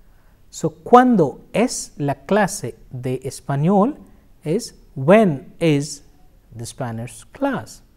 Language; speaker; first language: Spanish; non-native, fluent; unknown